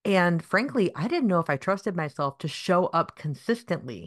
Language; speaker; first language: English; native; English